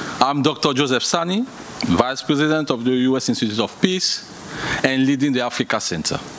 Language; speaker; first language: English; non-native, fluent; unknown